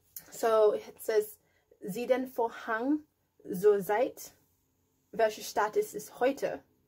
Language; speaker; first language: German; non-native, learner; English